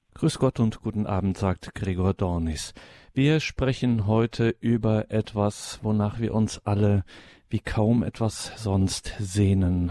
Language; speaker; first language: German; native; German